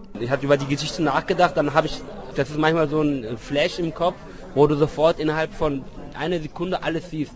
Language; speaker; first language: German; early bilingual, other home language; Turkish